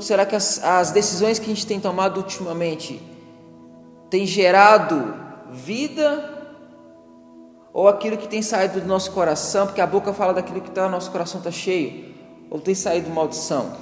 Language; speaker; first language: Portuguese; native; Portuguese